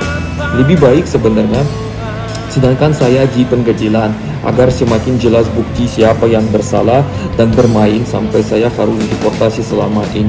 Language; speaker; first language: Indonesian; non-native, learner; Russian